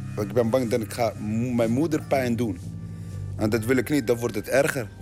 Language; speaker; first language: Dutch; non-native, learner; Arabic